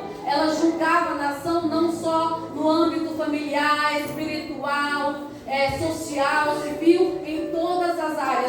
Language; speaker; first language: Portuguese; native; Portuguese